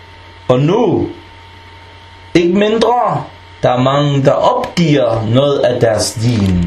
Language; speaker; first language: Danish; non-native, fluent; Arabic